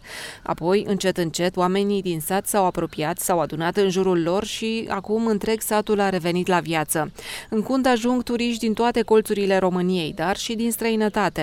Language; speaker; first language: Romanian; native; Romanian